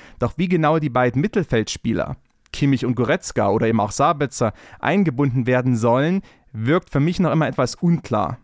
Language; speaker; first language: German; native; German